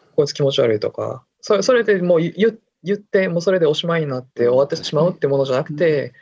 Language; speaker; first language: Japanese; non-native, fluent; Korean